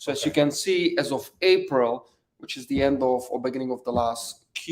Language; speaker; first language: English; native; English